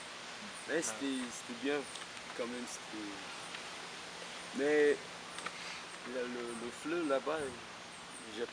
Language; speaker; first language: French; non-native, fluent; Portuguese